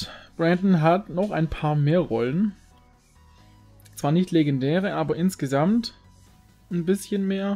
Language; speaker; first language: German; native; German